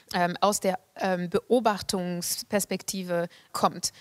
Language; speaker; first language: German; non-native, fluent; French